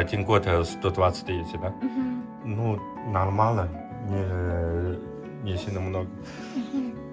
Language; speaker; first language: Russian; non-native, learner; Chinese